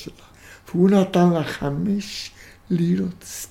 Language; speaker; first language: Hebrew; non-native, fluent; Romanian